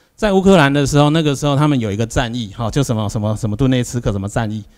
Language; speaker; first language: Chinese; native; Chinese